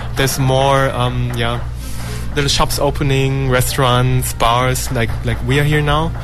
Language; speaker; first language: English; non-native, fluent; German